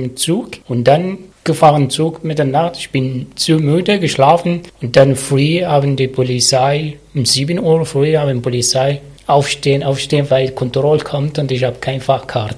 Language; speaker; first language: German; non-native, learner; Arabic